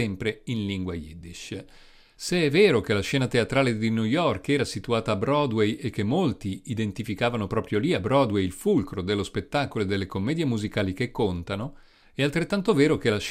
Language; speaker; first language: Italian; native; Italian